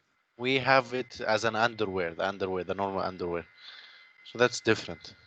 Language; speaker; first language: English; non-native, learner; Arabic